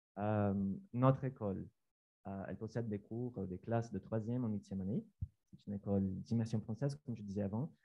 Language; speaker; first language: French; non-native, fluent; Portuguese